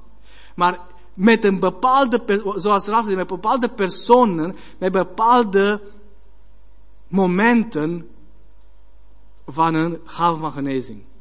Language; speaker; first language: Dutch; non-native, learner; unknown